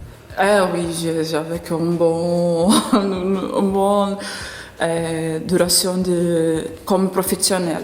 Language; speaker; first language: French; non-native, learner; Portuguese